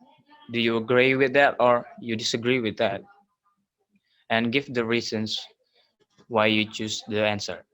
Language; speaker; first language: English; non-native, learner; Indonesian